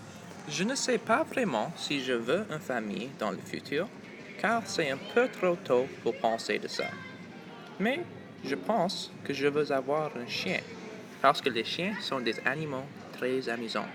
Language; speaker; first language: French; non-native, local second language; English